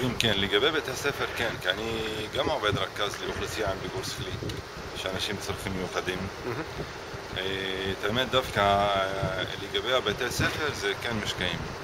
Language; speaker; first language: Hebrew; non-native, local second language; Arabic